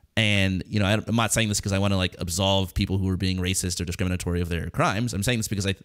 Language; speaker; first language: English; native; English